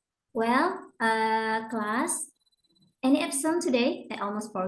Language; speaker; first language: English; non-native, learner; Indonesian